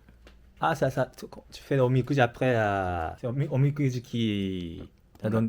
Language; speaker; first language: French; non-native, learner; Japanese